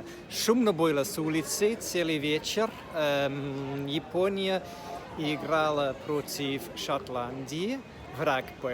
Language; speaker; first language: Russian; non-native, fluent; English